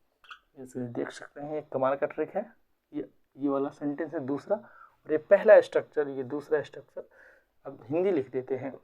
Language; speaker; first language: Hindi; native; Hindi